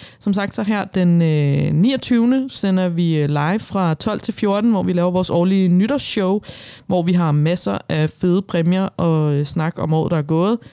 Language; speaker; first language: Danish; native; Danish